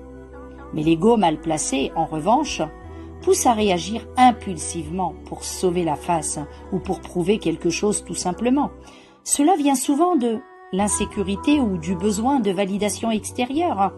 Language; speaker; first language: French; native; French